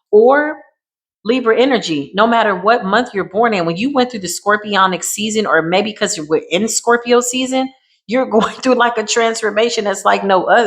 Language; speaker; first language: English; native; English